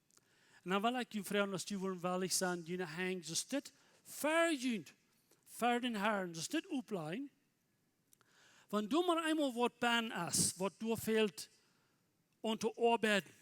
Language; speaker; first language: German; non-native, learner; Plautdietsch